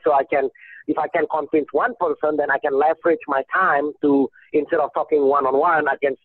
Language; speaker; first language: English; non-native, fluent; Indonesian